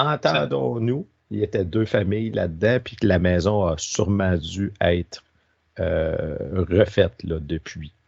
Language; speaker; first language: French; native; French